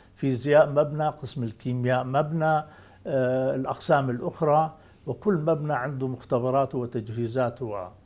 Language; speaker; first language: Arabic; native; Arabic